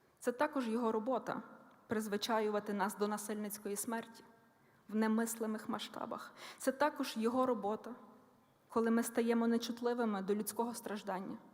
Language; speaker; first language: Ukrainian; native; Ukrainian